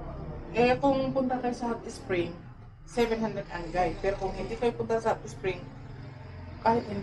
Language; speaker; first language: Filipino; non-native, local second language; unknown